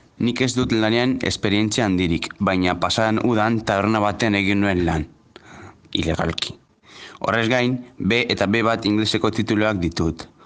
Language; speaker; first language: Basque; early bilingual, other home language; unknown